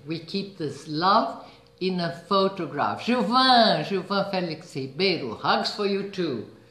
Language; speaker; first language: English; non-native, fluent; Portuguese